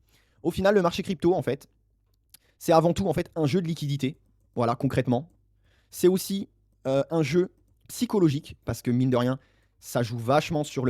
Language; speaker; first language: French; native; French